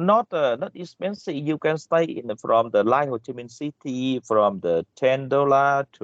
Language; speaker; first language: English; non-native, learner; Vietnamese